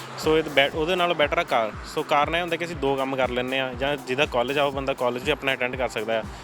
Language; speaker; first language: Punjabi; native; Punjabi